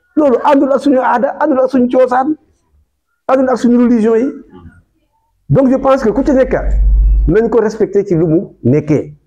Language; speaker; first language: Wolof; non-native, local second language; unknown